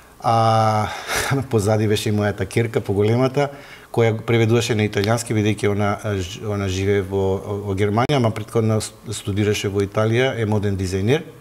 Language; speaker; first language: Macedonian; native; Macedonian